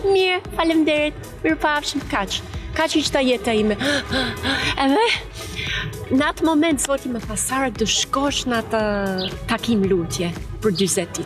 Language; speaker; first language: Albanian; non-native, learner; English